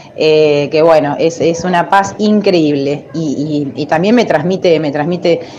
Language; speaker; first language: Spanish; native; Spanish